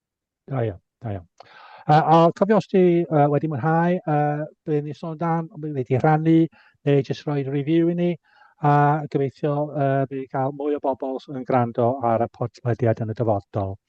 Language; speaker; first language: Welsh; non-native, local second language; English